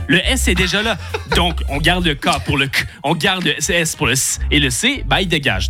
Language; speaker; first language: French; native; French